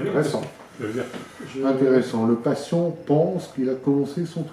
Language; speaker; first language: French; native; French